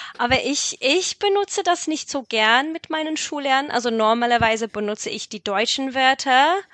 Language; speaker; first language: German; non-native, fluent; English